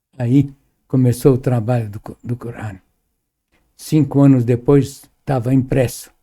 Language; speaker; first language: Portuguese; early bilingual, other home language; Arabic